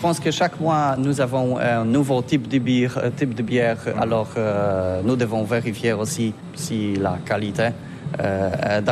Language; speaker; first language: French; non-native, learner; Polish